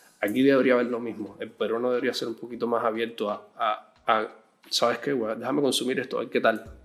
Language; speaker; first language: Spanish; native; Spanish